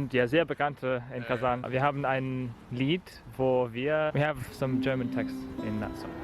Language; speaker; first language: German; non-native, learner; Tatar